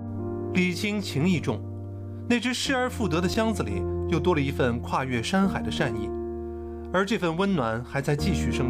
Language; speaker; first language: Chinese; native; Chinese